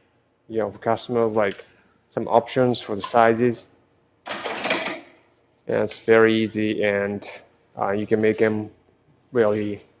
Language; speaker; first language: English; non-native, fluent; Japanese